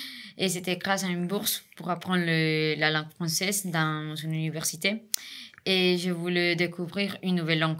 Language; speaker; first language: French; non-native, fluent; Spanish